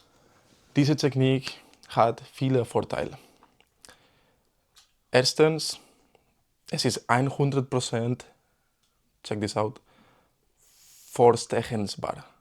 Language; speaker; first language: German; non-native, learner; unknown